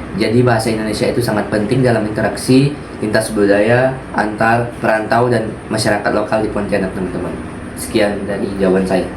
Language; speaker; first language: Indonesian; non-native, local second language; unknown